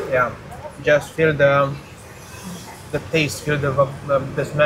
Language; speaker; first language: English; non-native, learner; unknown